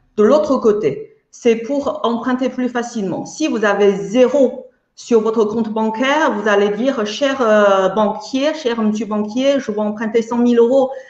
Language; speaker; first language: French; non-native, fluent; Chinese